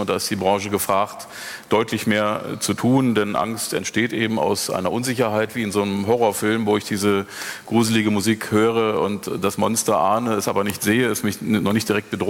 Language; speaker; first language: German; native; German